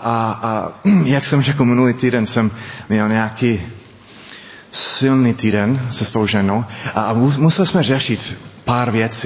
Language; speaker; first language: Czech; non-native, learner; English